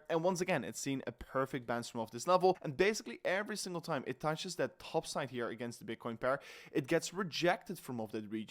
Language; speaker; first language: English; non-native, fluent; Dutch